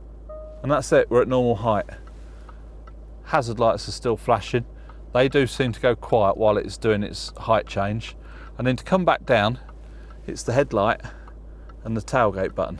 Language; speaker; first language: English; native; English